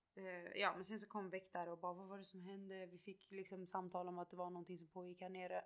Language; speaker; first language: Swedish; early bilingual, other home language; Kurdish